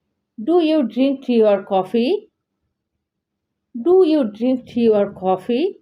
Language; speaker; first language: English; non-native, learner; Bangla